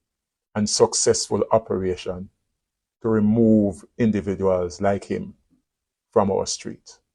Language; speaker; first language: English; native; English